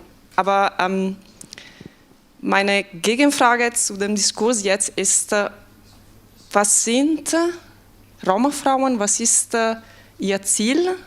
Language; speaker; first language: German; non-native, fluent; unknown